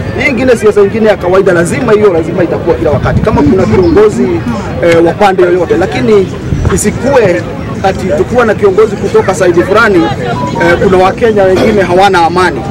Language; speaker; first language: Swahili; non-native, local second language; Kikuyu